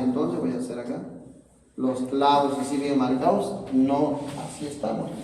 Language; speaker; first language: Spanish; native; Spanish